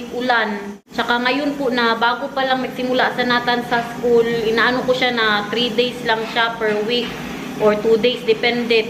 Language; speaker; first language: Filipino; non-native, local second language; Cebuano